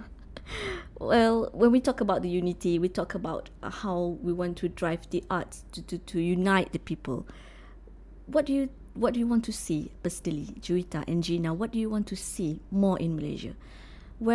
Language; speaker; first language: English; non-native, local second language; Malay